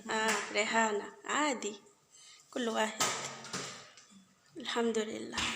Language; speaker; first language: Arabic; non-native, learner; Bangla